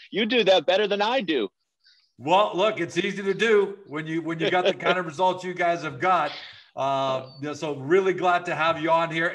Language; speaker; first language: English; native; English